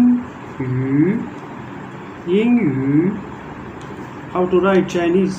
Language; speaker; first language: English; non-native, local second language; Urdu